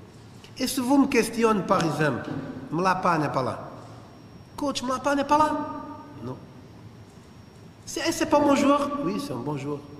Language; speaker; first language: French; non-native, fluent; Portuguese